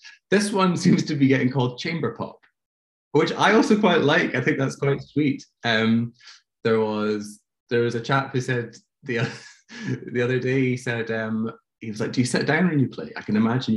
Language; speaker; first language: English; native; English